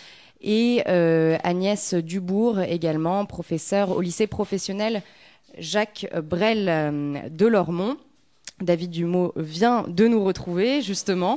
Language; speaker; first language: French; native; French